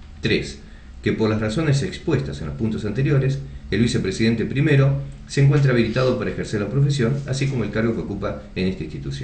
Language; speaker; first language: Spanish; native; Spanish